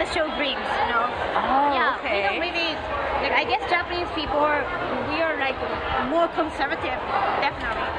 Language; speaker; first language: English; non-native, learner; Japanese